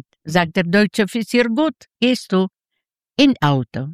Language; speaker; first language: German; non-native, learner; Yiddish